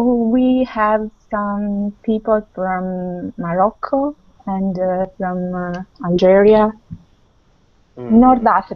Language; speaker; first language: English; non-native, fluent; Italian